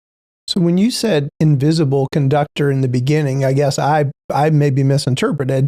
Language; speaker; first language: English; native; English